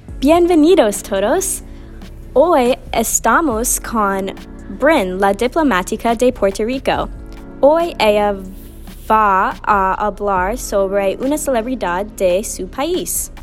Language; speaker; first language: Spanish; non-native, learner; English